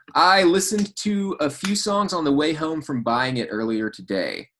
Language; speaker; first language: English; native; English